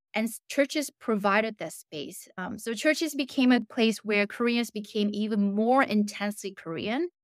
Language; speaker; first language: English; early bilingual, other home language; Korean